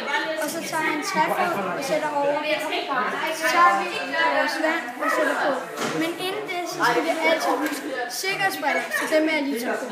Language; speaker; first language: Danish; native; Danish